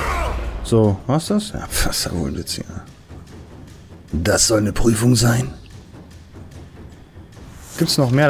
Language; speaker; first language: German; native; German